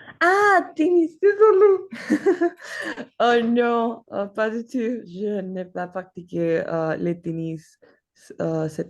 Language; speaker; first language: French; non-native, learner; Spanish